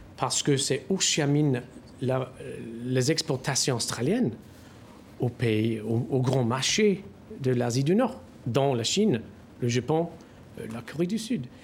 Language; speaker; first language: French; non-native, fluent; English